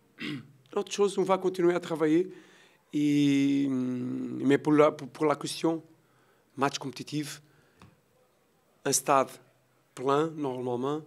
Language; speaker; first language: French; non-native, learner; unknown